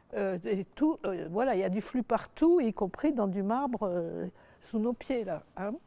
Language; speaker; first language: French; native; French